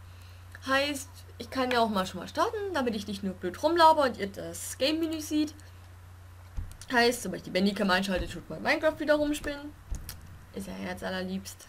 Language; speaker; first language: German; native; German